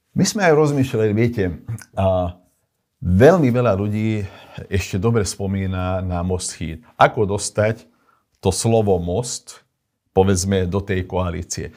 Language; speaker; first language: Slovak; non-native, local second language; Hungarian